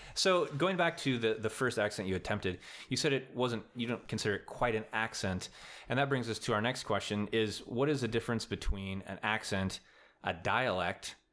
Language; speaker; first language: English; native; English